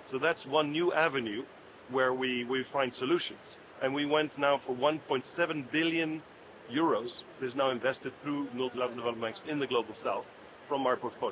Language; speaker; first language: English; non-native, fluent; Dutch